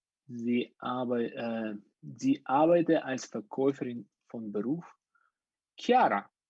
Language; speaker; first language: German; non-native, fluent; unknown